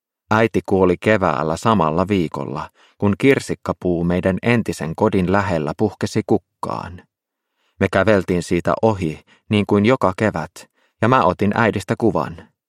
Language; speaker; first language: Finnish; native; Finnish